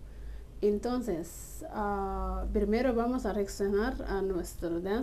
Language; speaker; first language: Spanish; non-native, learner; Somali